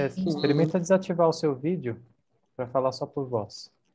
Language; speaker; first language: Portuguese; native; Portuguese